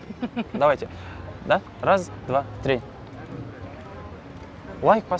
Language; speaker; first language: Russian; non-native, local second language; Kazakh